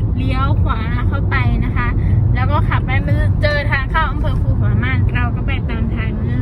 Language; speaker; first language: Thai; native; Thai